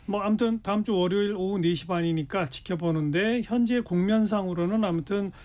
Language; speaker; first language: Korean; native; Korean